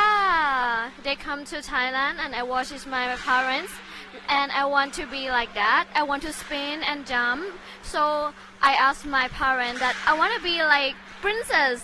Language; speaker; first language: English; non-native, learner; Thai